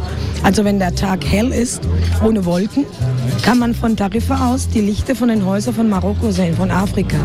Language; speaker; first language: German; non-native, fluent; Spanish